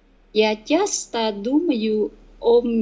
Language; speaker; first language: Russian; non-native, learner; Vietnamese